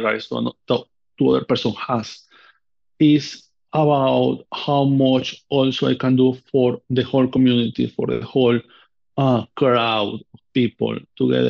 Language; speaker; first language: English; non-native, fluent; Spanish